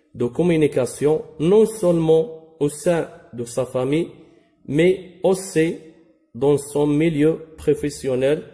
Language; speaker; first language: French; non-native, local second language; Arabic